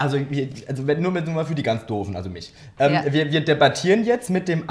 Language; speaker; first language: German; native; German